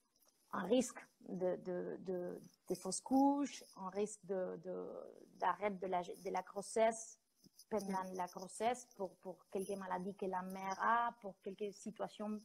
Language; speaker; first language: French; non-native, fluent; Spanish